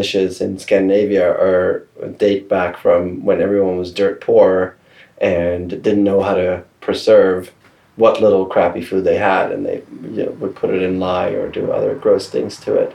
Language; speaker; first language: English; non-native, fluent; Swedish